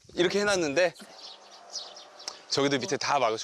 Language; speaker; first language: Korean; native; Korean